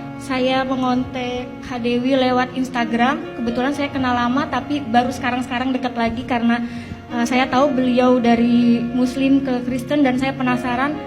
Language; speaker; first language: Indonesian; native; Indonesian